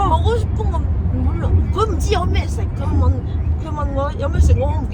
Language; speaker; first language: Korean; non-native, learner; Chinese